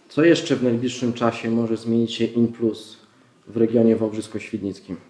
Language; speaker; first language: Polish; native; Polish